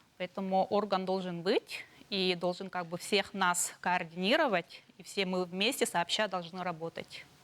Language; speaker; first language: Russian; non-native, local second language; Yakut